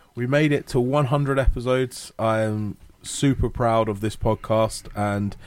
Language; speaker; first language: English; native; English